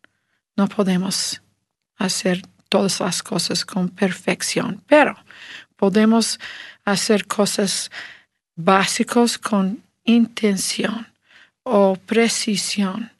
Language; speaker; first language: Spanish; non-native, learner; English